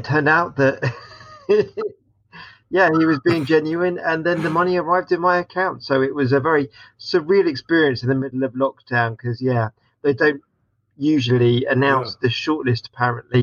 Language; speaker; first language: English; native; English